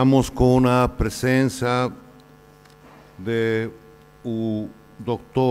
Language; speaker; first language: Portuguese; non-native, learner; Spanish